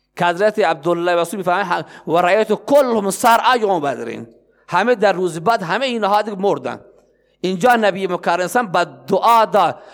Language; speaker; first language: Persian; non-native, local second language; Baluchi